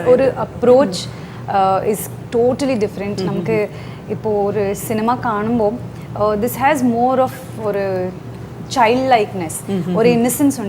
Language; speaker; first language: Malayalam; non-native, learner; Kannada